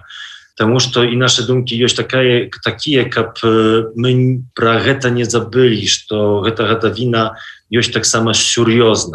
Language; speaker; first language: Belarusian; non-native, local second language; Polish